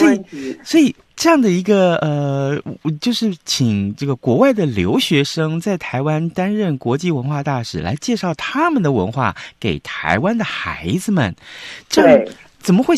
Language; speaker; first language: Chinese; native; Chinese